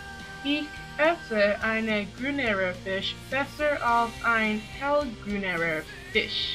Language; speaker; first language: German; non-native, learner; English